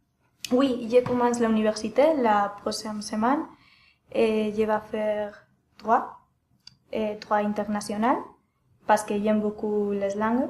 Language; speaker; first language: French; non-native, learner; Spanish